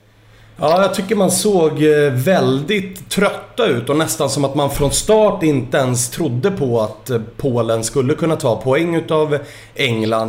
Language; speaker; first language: Swedish; native; Swedish